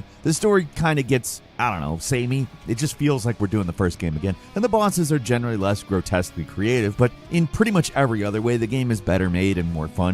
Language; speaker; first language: English; native; English